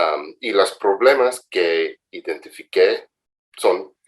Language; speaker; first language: Spanish; non-native, fluent; English